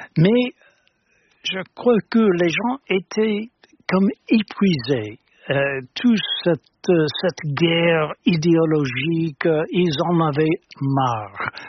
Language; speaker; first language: French; non-native, fluent; English